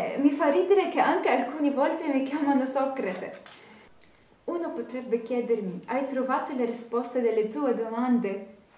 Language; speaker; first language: Italian; non-native, fluent; Arabic